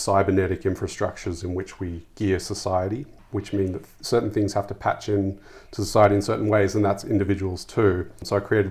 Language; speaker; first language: English; native; English